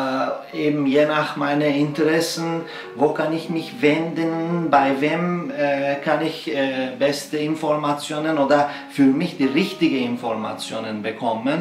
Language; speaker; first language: German; non-native, fluent; Turkish